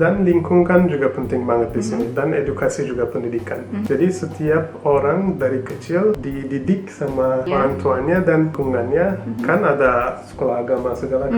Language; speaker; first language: Indonesian; non-native, fluent; Turkish